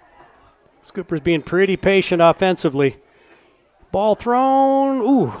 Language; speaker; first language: English; native; English